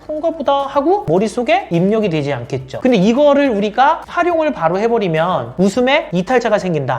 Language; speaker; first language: Korean; native; Korean